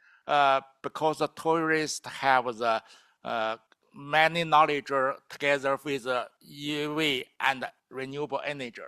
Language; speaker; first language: English; non-native, learner; Chinese